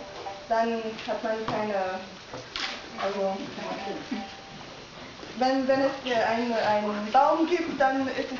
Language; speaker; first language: German; non-native, fluent; French